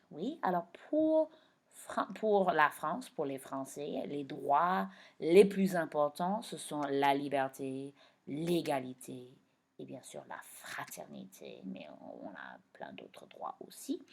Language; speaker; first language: French; non-native, fluent; English